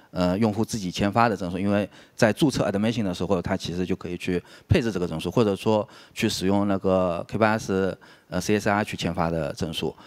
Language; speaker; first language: Chinese; native; Chinese